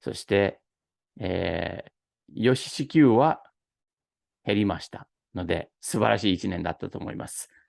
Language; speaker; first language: Japanese; non-native, fluent; English